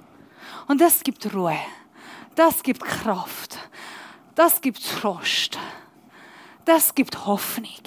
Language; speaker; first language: German; non-native, learner; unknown